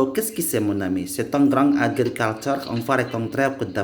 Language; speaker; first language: French; non-native, learner; Indonesian